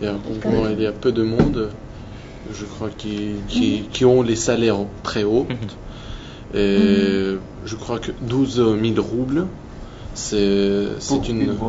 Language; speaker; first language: French; non-native, learner; Russian